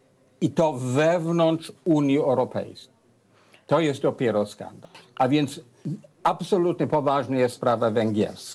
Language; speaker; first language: Polish; non-native, fluent; English